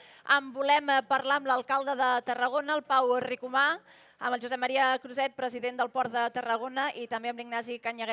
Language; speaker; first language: Catalan; native; Catalan